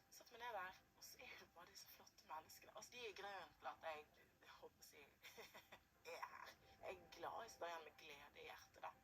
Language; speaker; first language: Norwegian; early bilingual, other home language; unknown